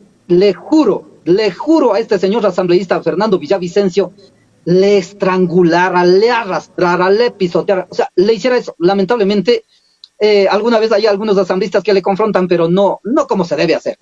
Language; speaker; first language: Spanish; native; Spanish